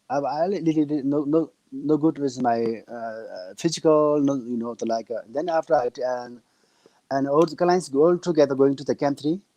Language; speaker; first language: English; non-native, learner; Nepali